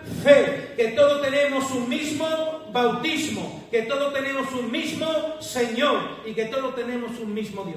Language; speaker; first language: Spanish; native; Spanish